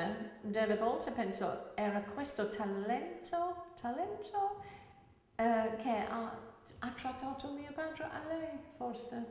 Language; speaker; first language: Italian; non-native, fluent; English